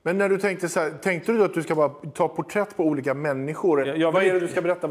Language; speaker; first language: Swedish; native; Swedish